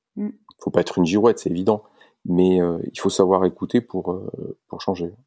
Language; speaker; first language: French; native; French